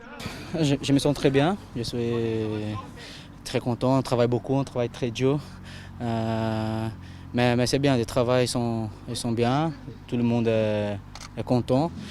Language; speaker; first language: French; non-native, fluent; Portuguese